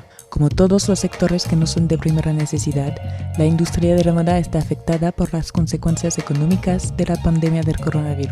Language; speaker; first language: Spanish; non-native, fluent; French